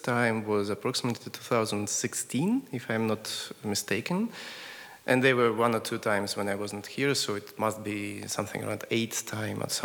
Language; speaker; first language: English; non-native, fluent; Russian